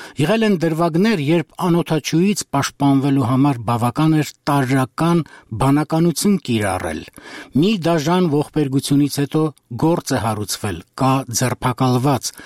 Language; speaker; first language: Armenian; native; Armenian